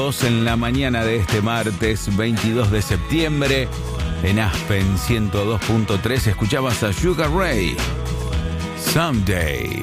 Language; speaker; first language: Spanish; native; Spanish